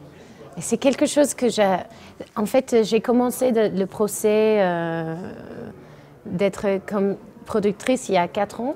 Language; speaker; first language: French; non-native, learner; English